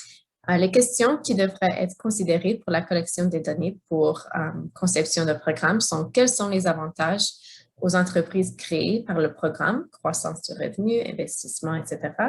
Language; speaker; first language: French; non-native, fluent; English